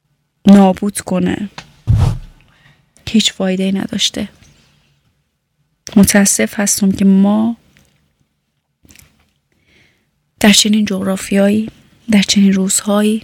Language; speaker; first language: Persian; native; Persian